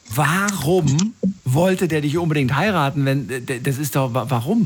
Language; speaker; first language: German; native; German